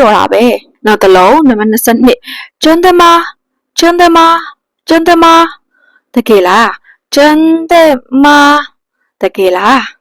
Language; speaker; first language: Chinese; non-native, fluent; Burmese